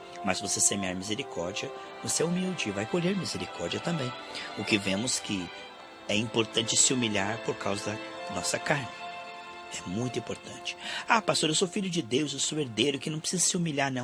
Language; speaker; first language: Portuguese; native; Portuguese